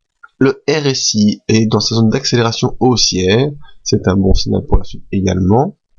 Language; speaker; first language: French; native; French